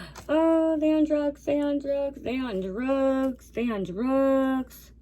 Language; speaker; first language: English; native; English